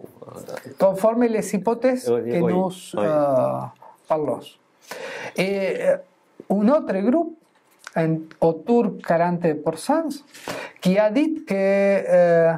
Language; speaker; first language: French; non-native, fluent; Spanish